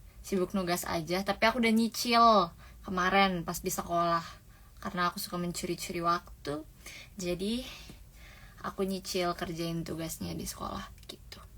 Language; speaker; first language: Indonesian; native; Indonesian